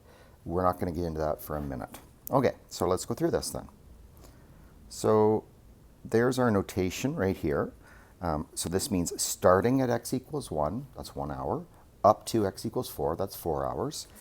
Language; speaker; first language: English; native; English